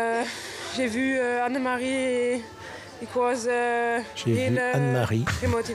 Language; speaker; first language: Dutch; non-native, learner; French